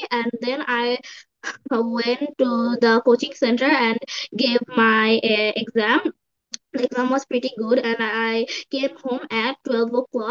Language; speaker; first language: English; non-native, fluent; Bangla